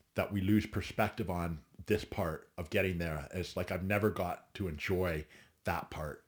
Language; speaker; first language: English; native; English